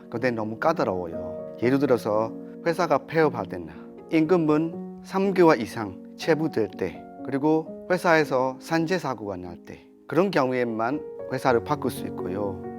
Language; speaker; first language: Korean; non-native, fluent; Burmese